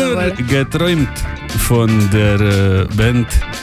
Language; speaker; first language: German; non-native, learner; Slovenian